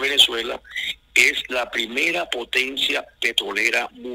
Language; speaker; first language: Spanish; native; Spanish